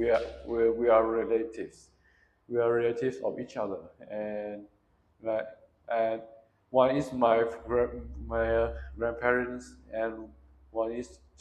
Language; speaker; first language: English; non-native, learner; Vietnamese